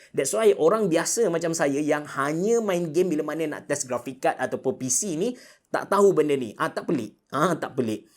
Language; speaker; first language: Malay; native; Malay